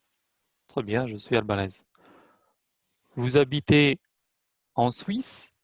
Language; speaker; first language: French; non-native, fluent; Albanian